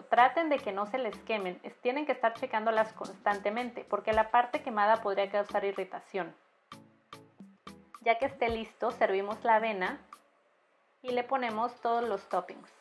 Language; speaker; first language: Spanish; native; Spanish